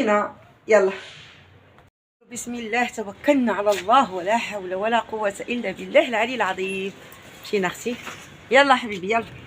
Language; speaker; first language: Arabic; native; Arabic